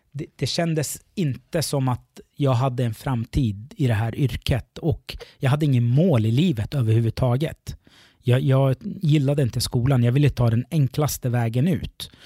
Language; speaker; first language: Swedish; early bilingual, other home language; Arabic